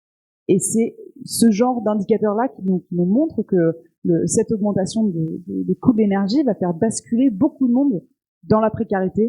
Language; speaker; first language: French; native; French